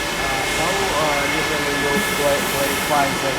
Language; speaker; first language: English; non-native, learner; Russian